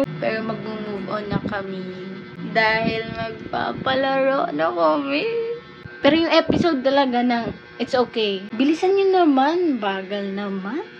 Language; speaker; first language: Filipino; non-native, local second language; Cebuano